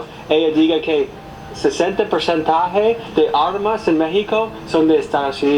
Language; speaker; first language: Spanish; non-native, learner; English